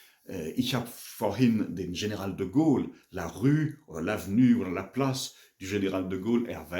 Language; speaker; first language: German; non-native, fluent; French